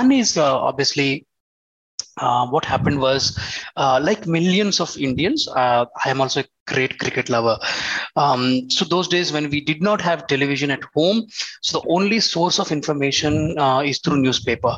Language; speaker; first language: English; non-native, local second language; Telugu